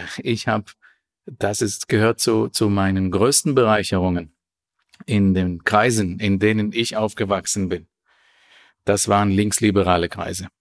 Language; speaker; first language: German; non-native, fluent; Hebrew